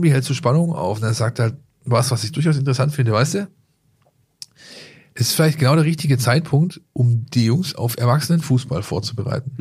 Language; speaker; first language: German; native; German